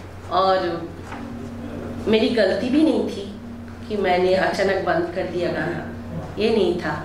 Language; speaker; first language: Hindi; non-native, local second language; Bangla